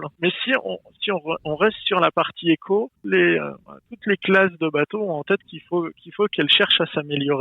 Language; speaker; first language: French; native; French